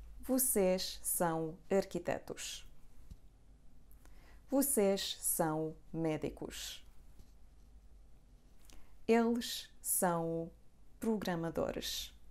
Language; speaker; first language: Portuguese; non-native, fluent; Serbian